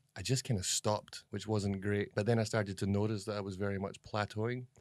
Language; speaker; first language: English; native; English